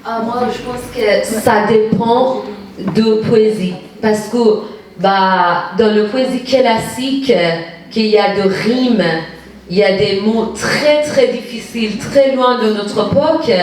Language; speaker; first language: French; non-native, fluent; Persian